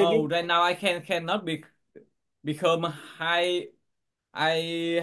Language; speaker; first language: English; non-native, learner; Vietnamese